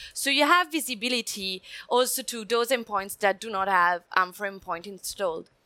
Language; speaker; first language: English; non-native, fluent; Italian